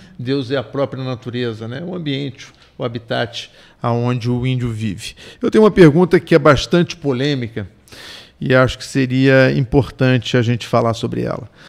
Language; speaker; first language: Portuguese; native; Portuguese